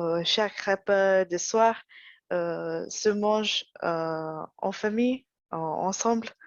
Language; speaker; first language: French; non-native, learner; English